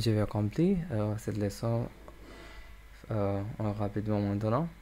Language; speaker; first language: French; non-native, learner; English